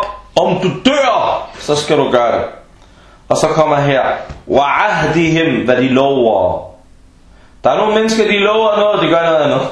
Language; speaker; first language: Danish; early bilingual, other home language; Arabic